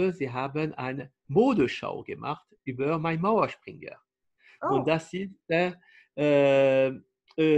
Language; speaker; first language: German; non-native, fluent; French